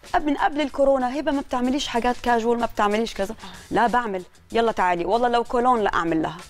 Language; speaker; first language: Arabic; native; Arabic